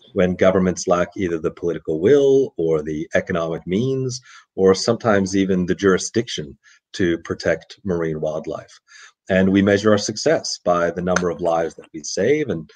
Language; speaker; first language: English; native; English